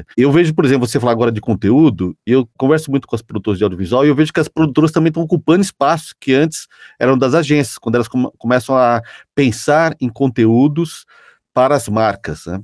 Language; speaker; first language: Portuguese; native; Portuguese